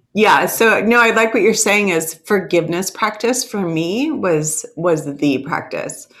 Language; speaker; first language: English; early bilingual, other home language; Italian